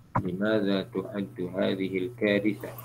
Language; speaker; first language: Arabic; non-native, fluent; Malay